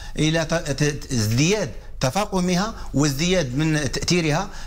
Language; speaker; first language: Arabic; non-native, fluent; Spanish